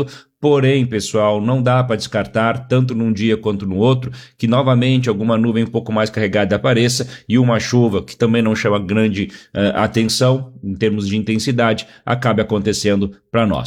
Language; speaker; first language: Portuguese; native; Portuguese